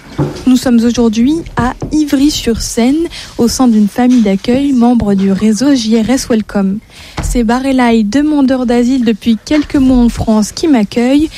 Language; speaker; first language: French; native; French